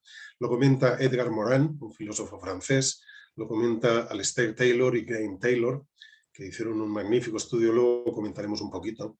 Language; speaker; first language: Spanish; native; Spanish